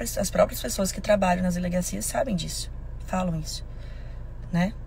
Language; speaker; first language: Portuguese; native; Portuguese